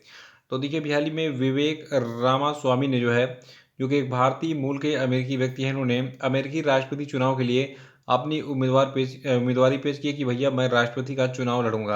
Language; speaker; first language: Hindi; native; Hindi